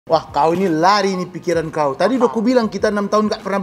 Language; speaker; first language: Indonesian; native; Indonesian